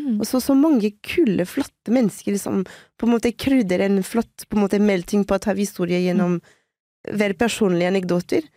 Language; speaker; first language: Norwegian; non-native, fluent; French